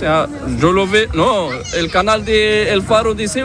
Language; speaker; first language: Spanish; non-native, learner; Arabic